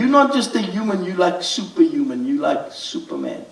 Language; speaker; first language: English; non-native, local second language; Afrikaans